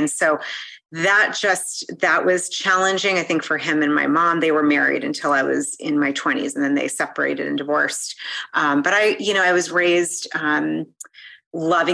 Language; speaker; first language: English; native; English